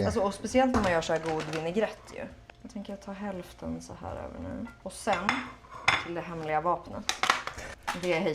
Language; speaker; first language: Swedish; native; Swedish